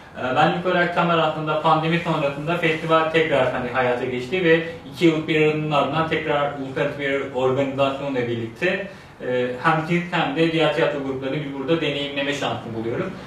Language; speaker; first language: Turkish; native; Turkish